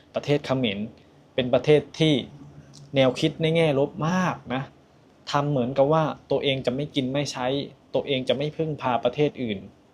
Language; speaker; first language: Thai; native; Thai